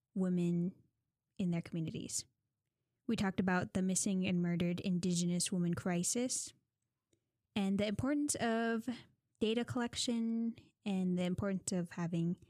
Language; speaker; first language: English; native; English